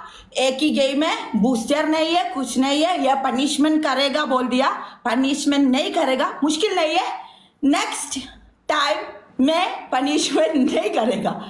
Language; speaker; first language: Hindi; non-native, learner; Bangla